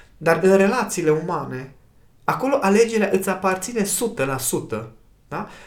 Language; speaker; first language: Romanian; native; Romanian